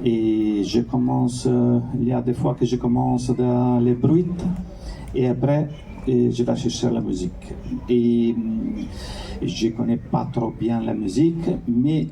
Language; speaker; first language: French; non-native, fluent; Italian